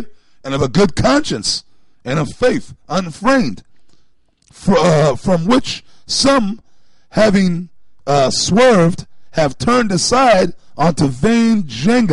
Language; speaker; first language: English; native; English